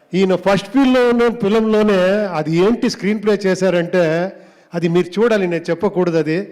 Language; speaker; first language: Telugu; non-native, learner; Kannada